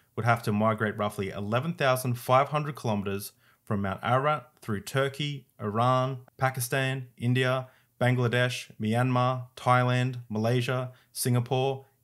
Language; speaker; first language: English; native; English